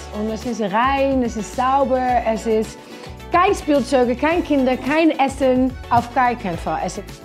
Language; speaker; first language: German; non-native, fluent; Dutch